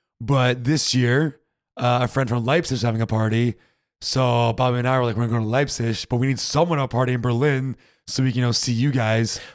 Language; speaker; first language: English; native; English